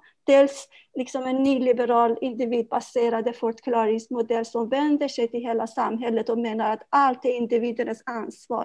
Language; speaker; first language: Swedish; non-native, fluent; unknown